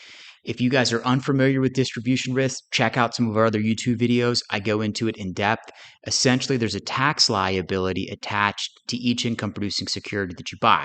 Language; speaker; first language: English; native; English